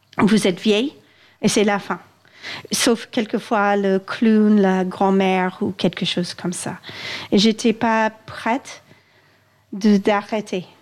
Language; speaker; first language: French; non-native, fluent; English